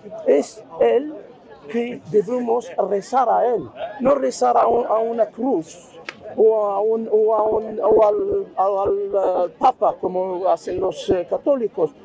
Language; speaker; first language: Spanish; non-native, fluent; Arabic